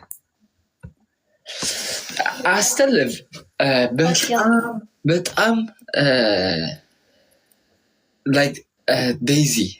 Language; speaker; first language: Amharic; non-native, learner; Tigrinya